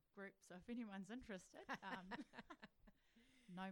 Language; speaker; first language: English; native; English